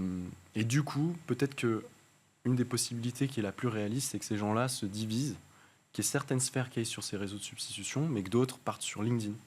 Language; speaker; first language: French; native; French